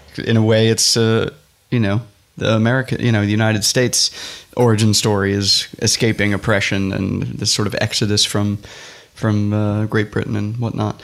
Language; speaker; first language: English; native; English